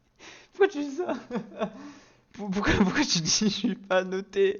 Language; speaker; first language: French; native; French